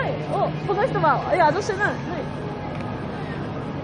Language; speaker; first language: Japanese; native; Japanese